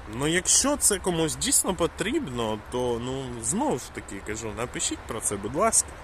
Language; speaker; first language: Ukrainian; non-native, local second language; Russian